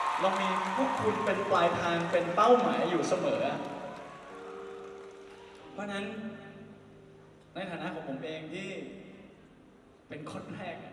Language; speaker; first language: Thai; native; Thai